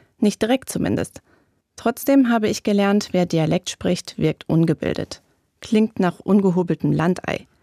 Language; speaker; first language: German; native; German